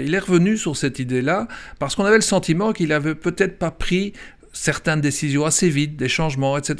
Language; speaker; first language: French; native; French